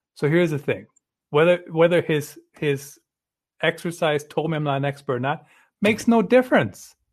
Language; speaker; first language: English; early bilingual, other home language; German